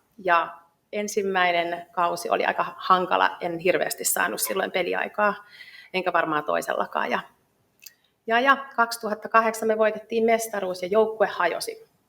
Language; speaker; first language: Finnish; native; Finnish